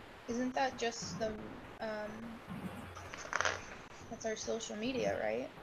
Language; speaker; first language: English; native; English